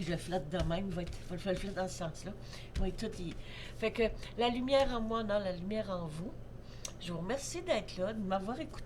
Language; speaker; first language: French; native; French